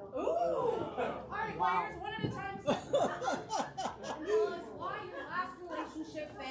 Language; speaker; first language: English; native; English